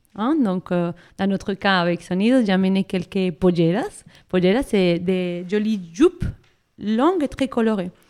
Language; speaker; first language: French; non-native, fluent; Spanish